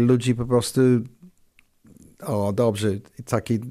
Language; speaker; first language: Polish; non-native, learner; English